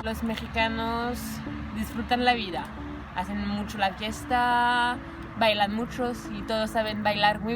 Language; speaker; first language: Spanish; non-native, fluent; French